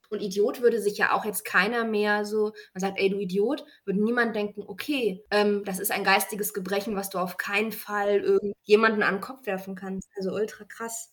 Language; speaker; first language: German; native; German